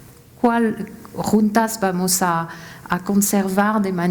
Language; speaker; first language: Spanish; non-native, fluent; French